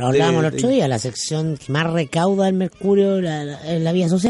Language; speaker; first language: Spanish; native; Spanish